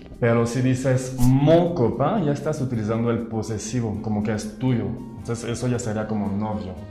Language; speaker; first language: Spanish; non-native, fluent; French